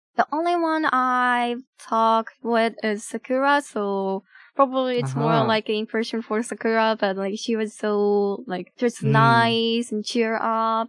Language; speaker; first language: English; non-native, fluent; Japanese